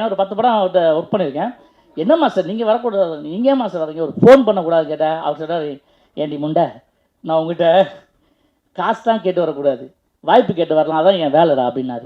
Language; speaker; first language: Tamil; native; Tamil